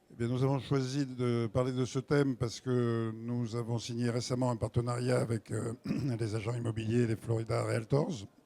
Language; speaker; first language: French; native; French